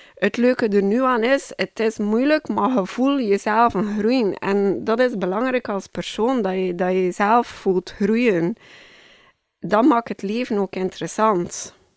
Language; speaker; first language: Dutch; native; Dutch